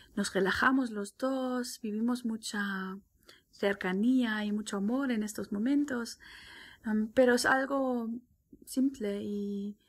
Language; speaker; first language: Spanish; non-native, fluent; German